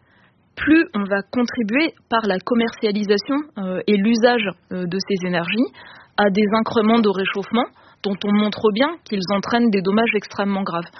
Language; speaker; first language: French; native; French